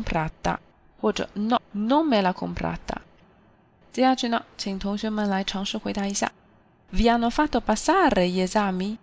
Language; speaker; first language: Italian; non-native, fluent; Chinese